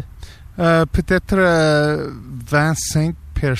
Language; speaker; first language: French; non-native, learner; English